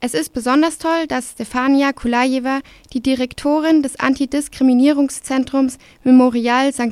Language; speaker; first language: German; native; German